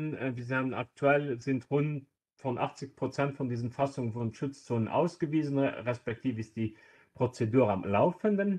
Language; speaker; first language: German; non-native, local second language; Luxembourgish